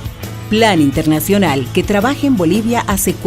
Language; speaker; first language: Spanish; native; Spanish